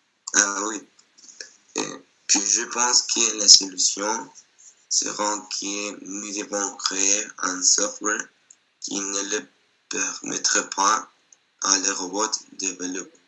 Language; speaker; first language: French; non-native, learner; Spanish